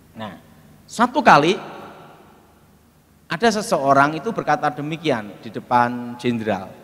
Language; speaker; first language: Indonesian; native; Indonesian